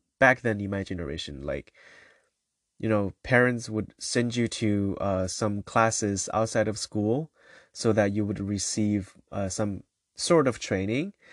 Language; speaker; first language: English; non-native, fluent; Chinese